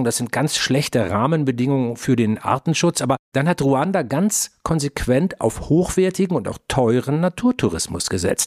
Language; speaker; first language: German; native; German